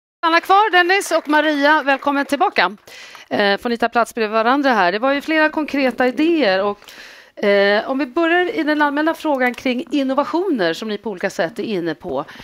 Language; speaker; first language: Swedish; native; Swedish